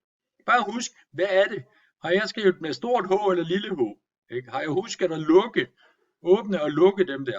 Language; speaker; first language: Danish; native; Danish